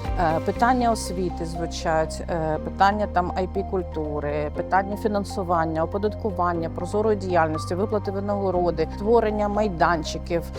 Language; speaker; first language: Ukrainian; native; Ukrainian